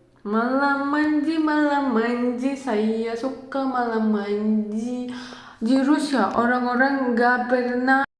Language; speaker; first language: Indonesian; non-native, learner; Russian